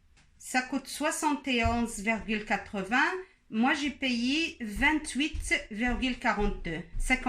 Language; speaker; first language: French; non-native, local second language; Arabic